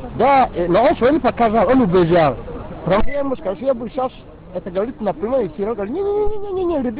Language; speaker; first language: Russian; non-native, learner; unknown